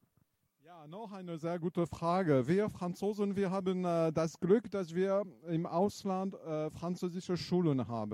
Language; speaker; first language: German; non-native, fluent; French